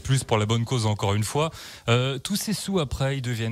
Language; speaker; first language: French; native; French